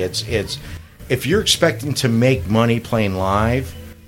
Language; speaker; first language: English; native; English